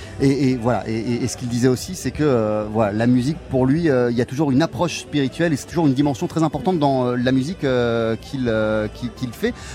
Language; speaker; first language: French; native; French